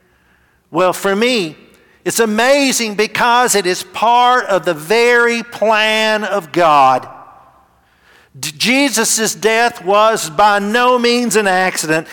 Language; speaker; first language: English; native; English